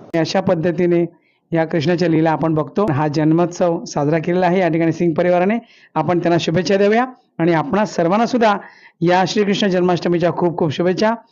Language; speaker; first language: Marathi; non-native, local second language; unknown